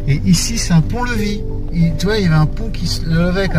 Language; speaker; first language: French; native; French